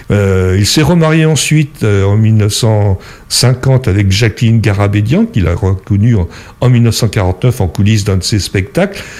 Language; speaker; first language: French; native; French